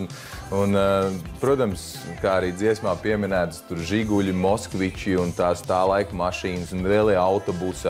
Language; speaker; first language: Latvian; native; Latvian